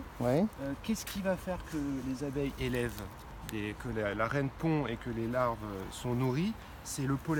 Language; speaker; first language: French; native; French